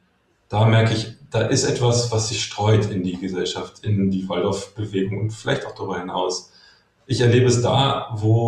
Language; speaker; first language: German; native; German